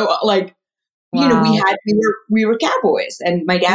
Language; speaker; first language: English; native; English